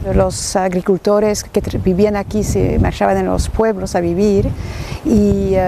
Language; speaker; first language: Spanish; early bilingual, heritage; French